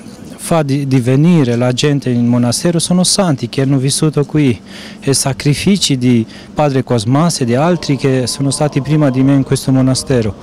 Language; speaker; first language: Italian; non-native, fluent; Romanian